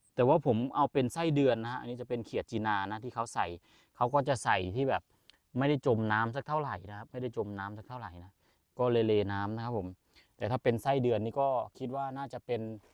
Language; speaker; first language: Thai; non-native, local second language; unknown